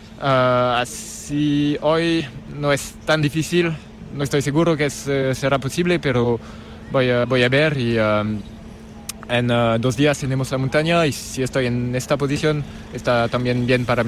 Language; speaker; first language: Spanish; non-native, learner; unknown